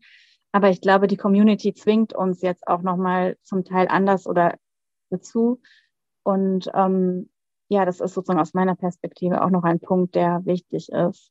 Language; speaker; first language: German; native; German